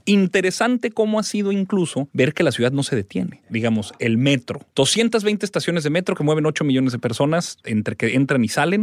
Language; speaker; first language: Spanish; native; Spanish